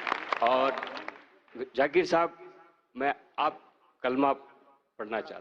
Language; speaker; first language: Hindi; non-native, local second language; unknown